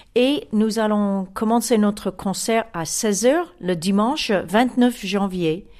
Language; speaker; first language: French; non-native, fluent; English